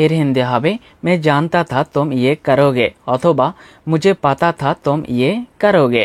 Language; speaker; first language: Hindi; non-native, fluent; Bangla